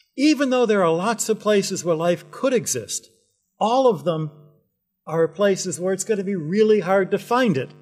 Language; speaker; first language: English; native; English